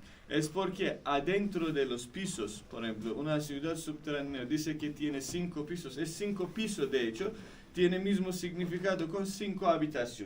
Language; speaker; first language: Spanish; non-native, fluent; Turkish